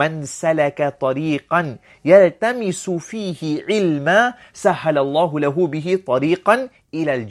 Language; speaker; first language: Arabic; non-native, fluent; English